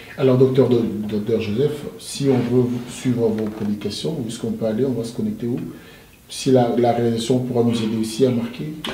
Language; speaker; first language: French; non-native, local second language; Lingala